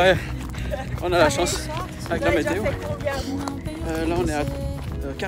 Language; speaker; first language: French; native; French